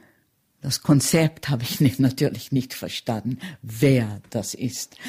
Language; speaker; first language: German; early bilingual, heritage; German